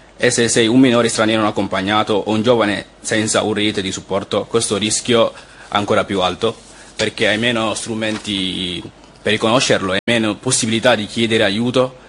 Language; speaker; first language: Italian; non-native, fluent; Fula